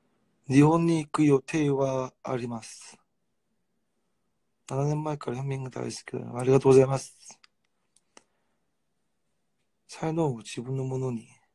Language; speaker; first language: Japanese; non-native, fluent; Korean